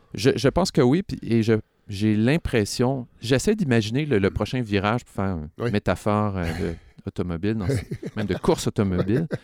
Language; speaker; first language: French; native; French